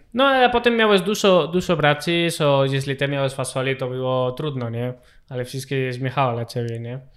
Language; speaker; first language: Polish; non-native, learner; Spanish